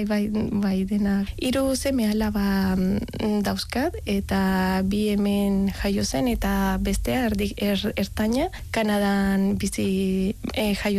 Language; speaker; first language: Basque; non-native, learner; Spanish